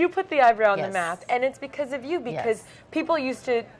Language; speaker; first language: English; native; English